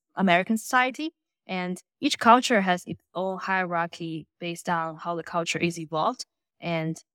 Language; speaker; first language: English; non-native, fluent; Chinese